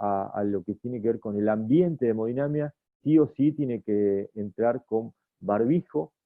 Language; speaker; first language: Spanish; native; Spanish